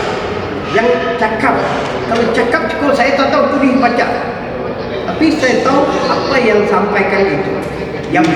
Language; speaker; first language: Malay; non-native, local second language; Tamil